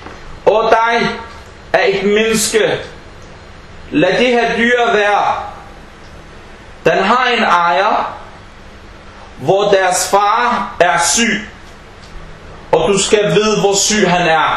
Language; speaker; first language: Danish; early bilingual, other home language; Arabic